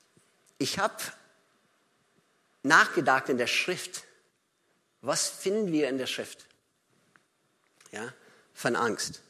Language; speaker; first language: German; non-native, fluent; English